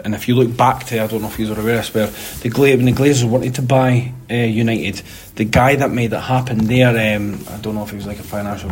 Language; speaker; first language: English; native; English